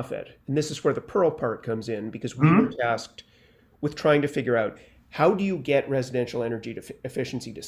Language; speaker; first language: English; native; English